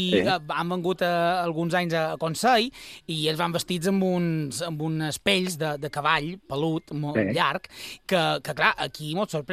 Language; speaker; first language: Catalan; native; Catalan